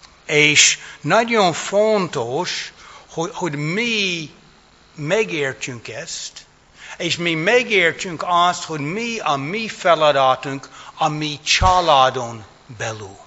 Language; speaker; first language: Hungarian; non-native, fluent; English